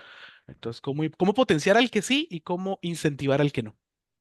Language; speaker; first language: Spanish; native; Spanish